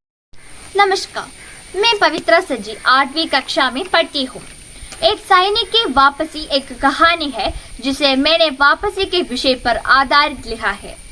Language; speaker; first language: Hindi; non-native, local second language; Malayalam